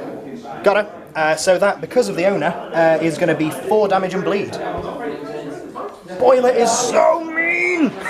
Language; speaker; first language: English; native; English